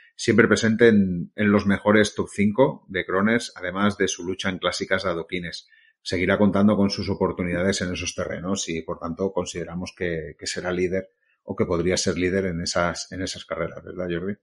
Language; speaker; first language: Spanish; native; Spanish